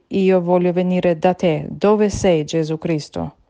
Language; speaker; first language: Italian; non-native, learner; Albanian